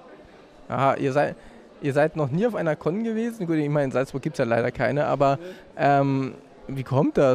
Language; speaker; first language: German; native; German